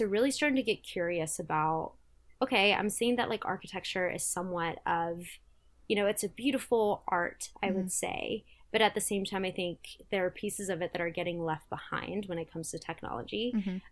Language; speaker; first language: English; early bilingual, other home language; Spanish